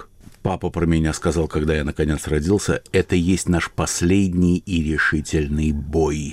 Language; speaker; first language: Russian; native; Russian